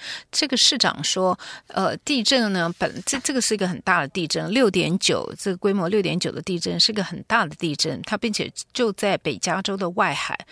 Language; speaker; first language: Chinese; native; Chinese